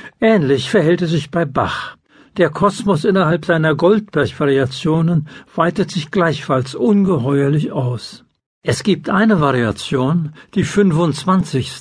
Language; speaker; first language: German; native; German